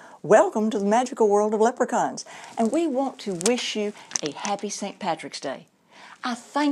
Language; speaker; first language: English; native; English